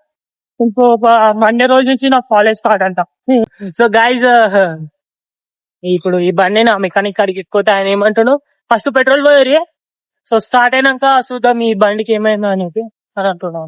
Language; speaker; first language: Telugu; native; Telugu